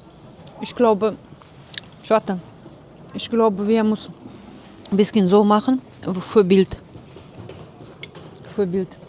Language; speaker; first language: German; non-native, learner; Uzbek